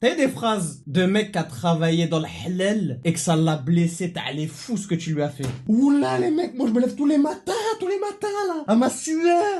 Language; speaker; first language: French; native; French